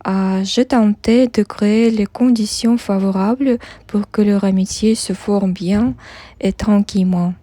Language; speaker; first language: French; non-native, learner; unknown